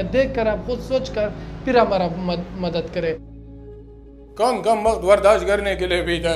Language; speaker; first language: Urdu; non-native, local second language; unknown